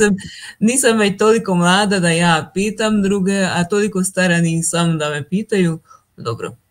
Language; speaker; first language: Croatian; non-native, local second language; Hungarian